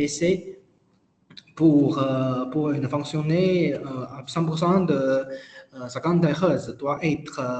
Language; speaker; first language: French; non-native, learner; Chinese